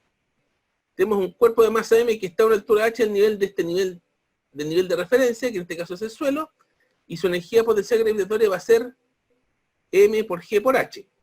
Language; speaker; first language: Spanish; native; Spanish